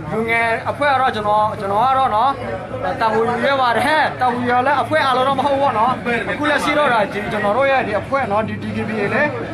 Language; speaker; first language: Burmese; non-native, local second language; S'gaw Karen